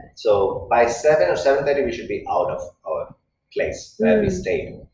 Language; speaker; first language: English; non-native, local second language; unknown